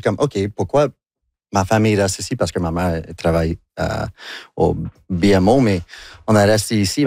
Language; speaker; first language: French; non-native, local second language; English